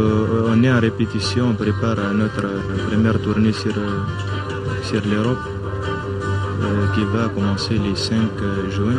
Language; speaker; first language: French; non-native, local second language; Tamasheq